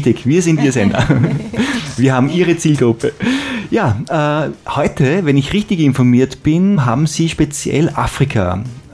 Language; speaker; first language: German; native; German